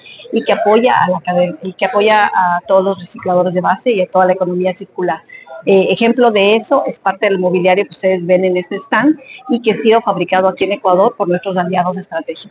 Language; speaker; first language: Spanish; native; Spanish